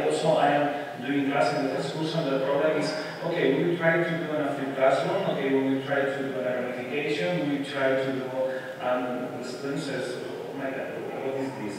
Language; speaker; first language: English; non-native, fluent; Spanish